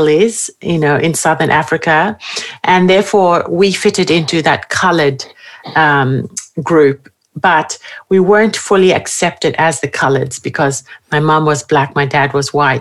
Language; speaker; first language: English; native; English